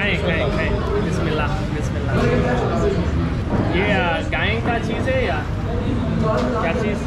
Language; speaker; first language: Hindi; non-native, fluent; English